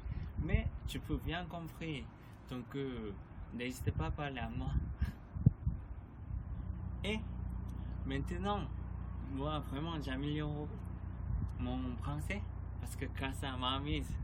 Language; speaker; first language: French; non-native, learner; Korean